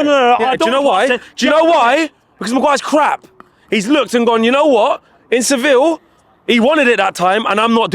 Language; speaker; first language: English; native; English